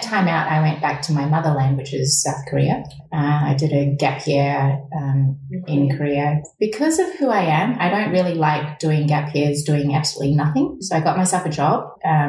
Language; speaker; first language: English; native; English